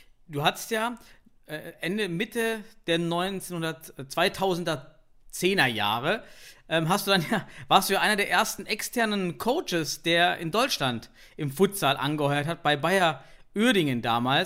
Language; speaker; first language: German; native; German